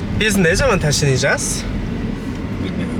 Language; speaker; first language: Turkish; non-native, learner; Korean